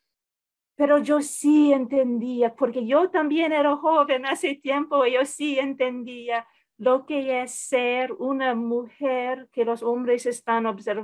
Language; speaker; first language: Spanish; non-native, fluent; English